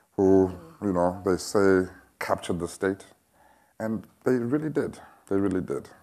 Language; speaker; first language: English; non-native, local second language; Xhosa